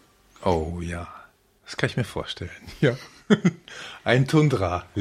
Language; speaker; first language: German; native; German